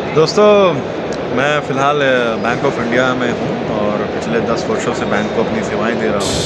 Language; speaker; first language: Hindi; native; Hindi